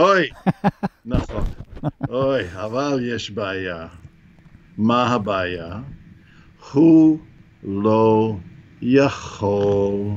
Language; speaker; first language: Hebrew; non-native, fluent; English